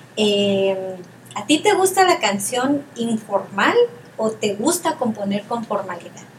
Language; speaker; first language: Spanish; native; Spanish